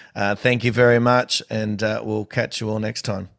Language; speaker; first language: English; native; English